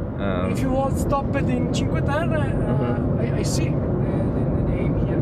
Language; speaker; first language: English; non-native, learner; Italian